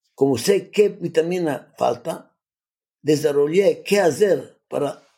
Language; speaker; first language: Spanish; non-native, fluent; Macedonian